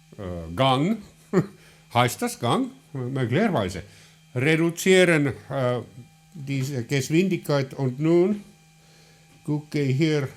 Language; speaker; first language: German; non-native, learner; Finnish